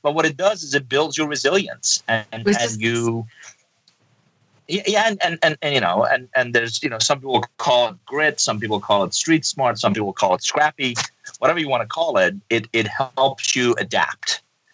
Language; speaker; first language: English; non-native, fluent; Persian